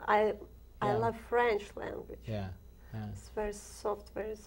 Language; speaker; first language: English; non-native, learner; Ukrainian